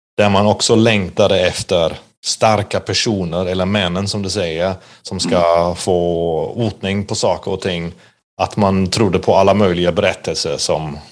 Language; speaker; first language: Swedish; non-native, fluent; German